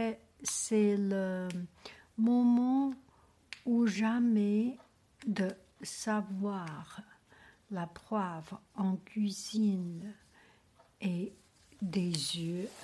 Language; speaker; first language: French; non-native, learner; Chinese